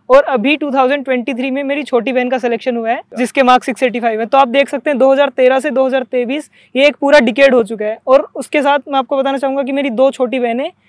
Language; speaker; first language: Hindi; native; Hindi